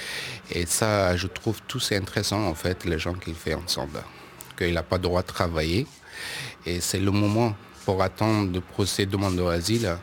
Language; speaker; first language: French; non-native, learner; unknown